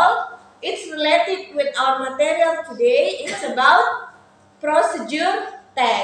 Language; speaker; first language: English; non-native, learner; Indonesian